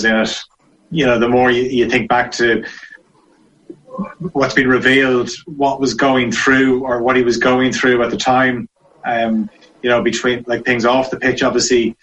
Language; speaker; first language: English; native; English